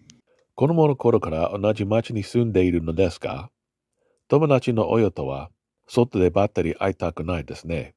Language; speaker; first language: Japanese; non-native, learner; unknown